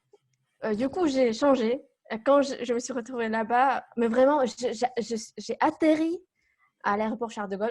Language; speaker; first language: French; non-native, fluent; Kazakh